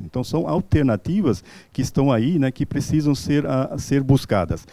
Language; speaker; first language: Portuguese; native; Portuguese